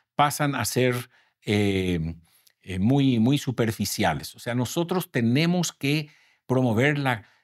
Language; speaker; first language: Spanish; native; Spanish